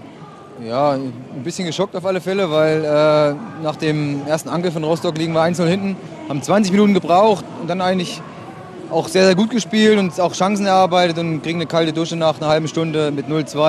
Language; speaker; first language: German; native; German